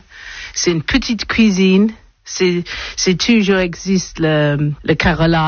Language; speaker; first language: French; non-native, learner; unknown